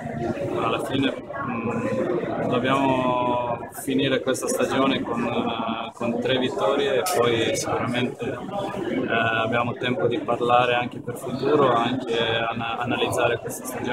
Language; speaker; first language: Italian; non-native, fluent; Serbian